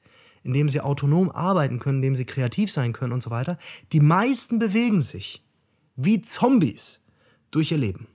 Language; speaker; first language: German; native; German